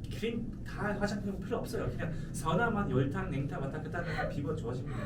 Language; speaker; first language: Korean; non-native, fluent; German